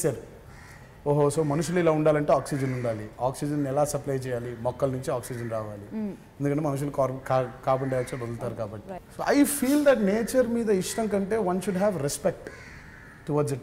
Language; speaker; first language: Telugu; native; Telugu